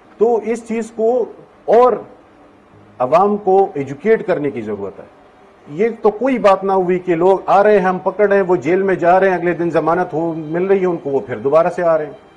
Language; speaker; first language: Urdu; non-native, local second language; Pashto